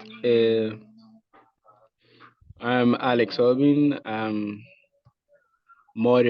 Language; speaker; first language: English; non-native, learner; Haitian Creole